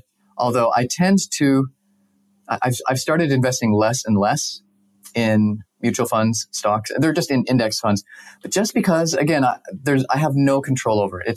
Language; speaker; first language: English; native; English